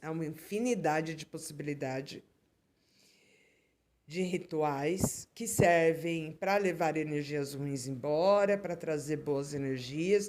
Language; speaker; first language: Portuguese; native; Portuguese